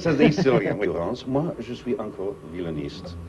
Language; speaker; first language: French; non-native, fluent; English